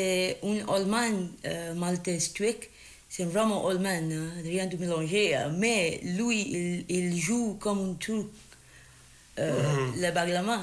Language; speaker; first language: French; non-native, learner; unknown